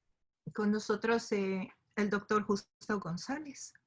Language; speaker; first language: Spanish; native; Spanish